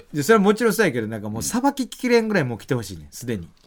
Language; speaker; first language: Japanese; native; Japanese